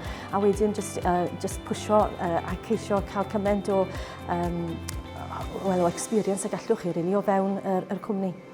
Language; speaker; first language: Welsh; native; Welsh